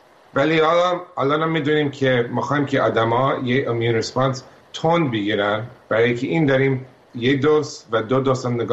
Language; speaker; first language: Persian; early bilingual, heritage; Persian